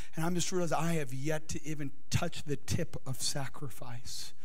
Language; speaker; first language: English; native; English